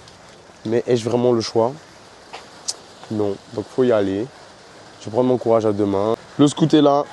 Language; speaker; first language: French; native; French